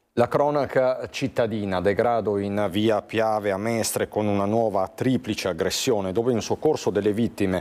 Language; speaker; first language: Italian; native; Italian